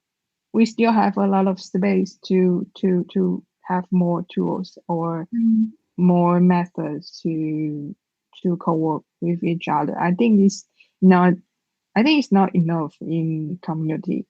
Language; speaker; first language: English; non-native, learner; Chinese